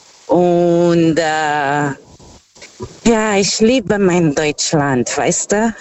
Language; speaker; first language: German; non-native, learner; Portuguese